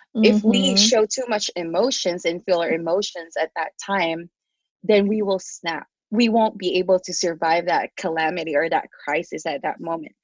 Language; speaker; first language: English; non-native, local second language; Filipino